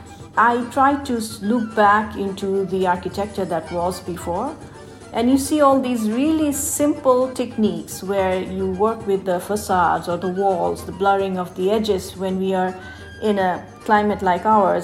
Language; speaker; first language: English; non-native, local second language; Bangla